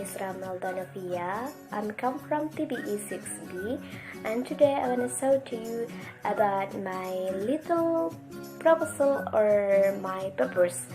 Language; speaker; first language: English; non-native, learner; Indonesian